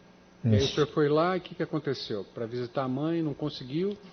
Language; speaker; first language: Portuguese; native; Portuguese